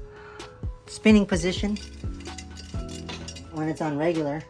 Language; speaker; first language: English; native; English